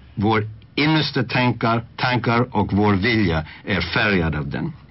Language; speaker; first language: Swedish; non-native, fluent; English